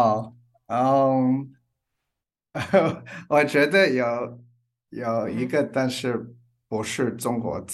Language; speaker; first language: Chinese; non-native, learner; English